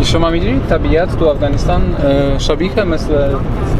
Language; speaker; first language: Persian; non-native, learner; Polish